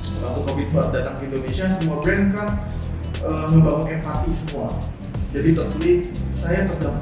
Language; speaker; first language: Indonesian; native; Indonesian